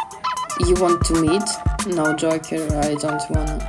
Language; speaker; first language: English; non-native, learner; Russian